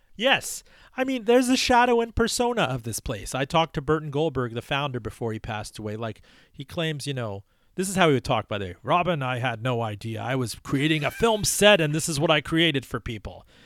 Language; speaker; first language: English; early bilingual, other home language; Persian